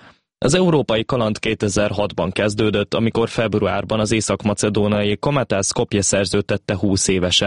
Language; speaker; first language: Hungarian; native; Hungarian